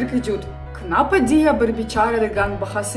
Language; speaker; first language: Indonesian; non-native, learner; Ukrainian